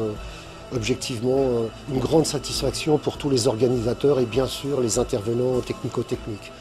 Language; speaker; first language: French; native; French